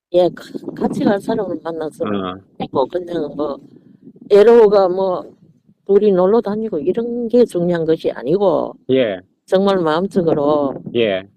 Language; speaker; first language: Korean; native; Korean